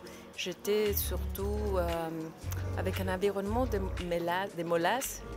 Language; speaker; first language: French; non-native, fluent; Spanish